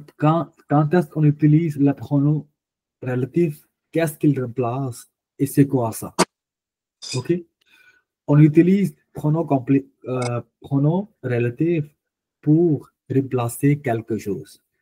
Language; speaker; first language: French; non-native, fluent; Hindi